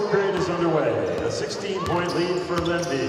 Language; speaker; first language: English; non-native, fluent; Danish